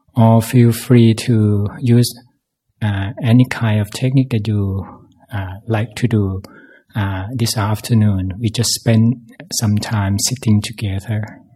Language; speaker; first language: English; non-native, fluent; Thai